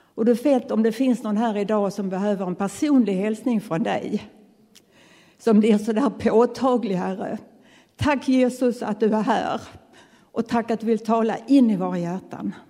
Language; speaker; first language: Swedish; native; Swedish